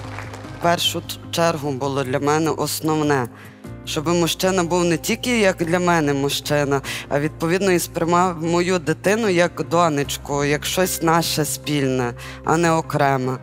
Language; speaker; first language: Ukrainian; native; Ukrainian